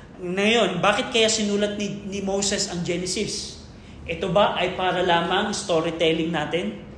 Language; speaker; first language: Filipino; native; Filipino